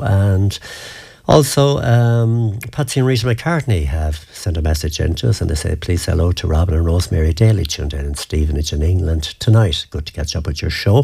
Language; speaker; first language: English; native; English